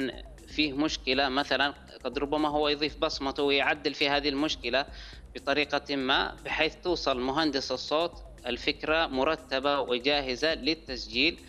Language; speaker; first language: Arabic; native; Arabic